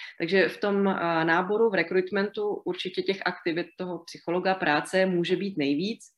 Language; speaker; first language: Czech; native; Czech